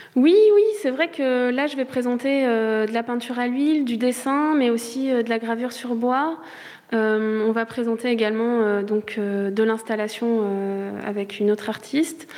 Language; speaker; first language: French; native; French